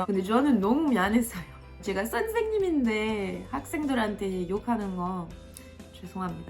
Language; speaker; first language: Korean; non-native, fluent; French